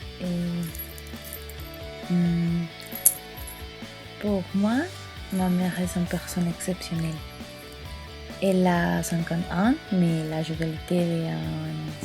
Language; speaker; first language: French; non-native, learner; Spanish